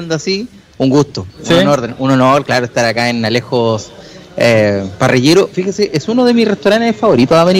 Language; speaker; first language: Spanish; native; Spanish